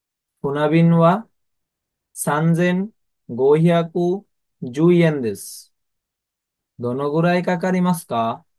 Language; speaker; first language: Japanese; non-native, fluent; Bangla